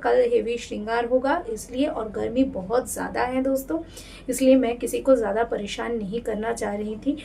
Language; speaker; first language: Hindi; non-native, local second language; Bangla